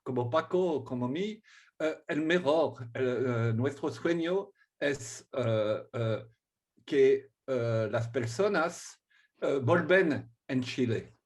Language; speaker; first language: Spanish; non-native, learner; French